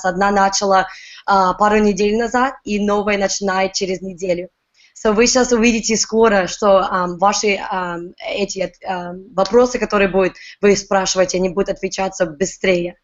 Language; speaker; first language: Russian; early bilingual, heritage; Russian